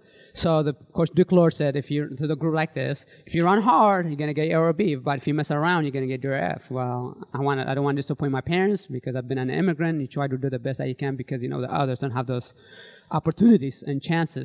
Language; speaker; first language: English; early bilingual, other home language; Tigrinya